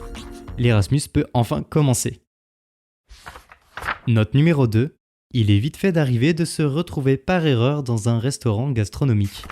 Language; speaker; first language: French; native; French